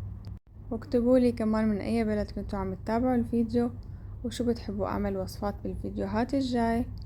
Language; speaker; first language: Arabic; native; Arabic